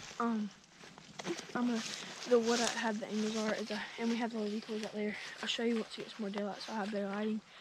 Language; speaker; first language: English; native; English